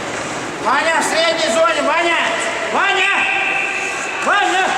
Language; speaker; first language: Russian; native; Russian